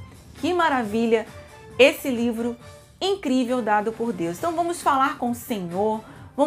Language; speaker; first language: Portuguese; native; Portuguese